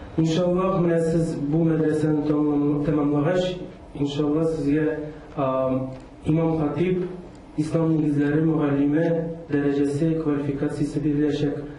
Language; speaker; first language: Tatar; native; Tatar